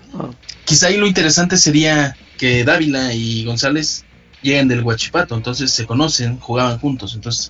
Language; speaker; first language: Spanish; native; Spanish